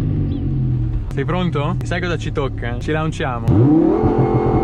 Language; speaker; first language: Italian; native; Italian